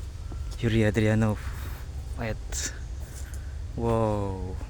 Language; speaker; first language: Russian; non-native, learner; Indonesian